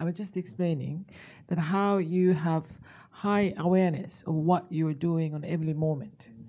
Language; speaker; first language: English; non-native, fluent; Japanese